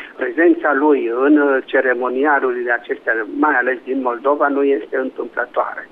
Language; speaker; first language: Romanian; native; Romanian